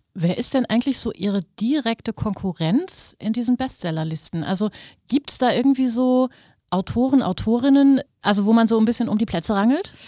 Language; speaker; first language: German; native; German